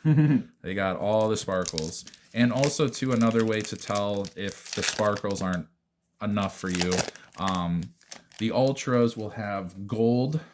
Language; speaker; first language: English; native; English